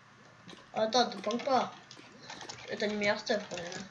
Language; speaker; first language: French; native; French